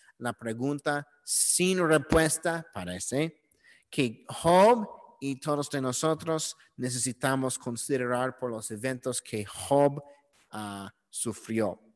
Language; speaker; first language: Spanish; non-native, learner; English